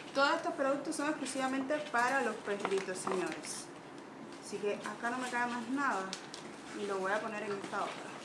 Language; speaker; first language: Spanish; native; Spanish